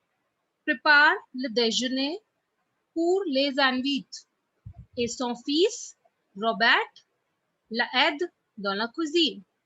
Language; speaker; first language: French; non-native, fluent; Hindi